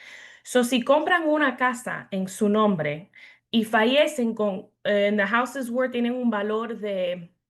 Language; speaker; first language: Spanish; early bilingual, heritage; English